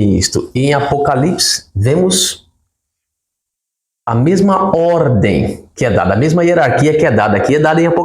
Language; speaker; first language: Portuguese; native; Portuguese